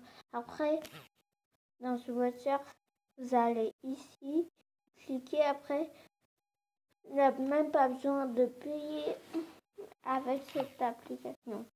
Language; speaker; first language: French; native; French